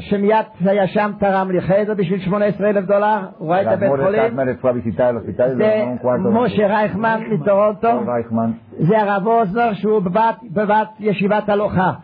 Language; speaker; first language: Hebrew; non-native, fluent; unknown